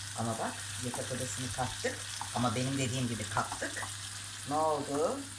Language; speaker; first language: Turkish; native; Turkish